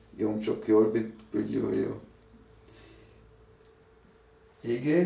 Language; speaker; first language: Korean; non-native, learner; German